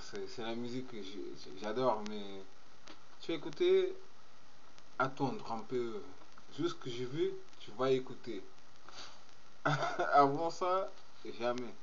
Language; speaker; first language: French; non-native, learner; Portuguese